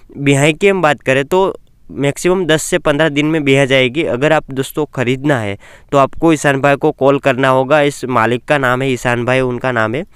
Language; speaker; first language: Hindi; non-native, local second language; Gujarati